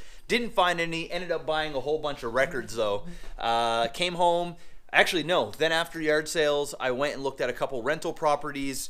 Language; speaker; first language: English; native; English